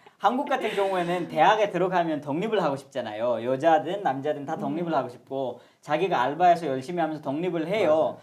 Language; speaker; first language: Korean; non-native, fluent; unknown